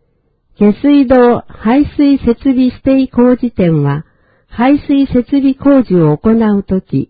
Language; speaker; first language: Japanese; native; Japanese